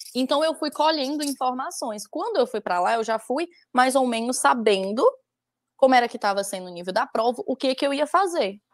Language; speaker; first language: Portuguese; native; Portuguese